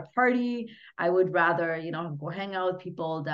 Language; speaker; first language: English; non-native, fluent; Hungarian